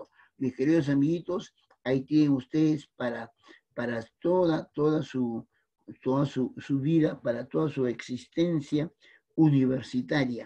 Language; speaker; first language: Spanish; native; Spanish